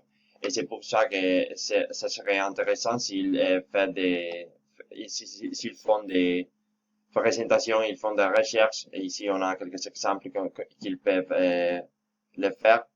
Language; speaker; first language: French; non-native, fluent; Spanish